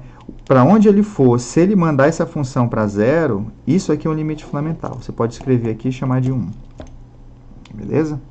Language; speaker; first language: Portuguese; native; Portuguese